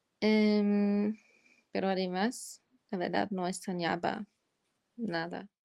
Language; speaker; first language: Spanish; non-native, fluent; German